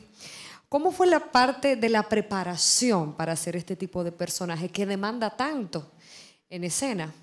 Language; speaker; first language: Spanish; native; Spanish